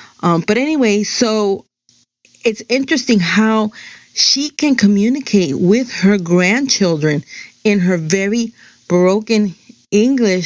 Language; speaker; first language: English; early bilingual, other home language; Spanish